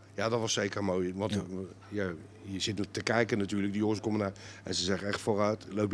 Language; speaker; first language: Dutch; native; Dutch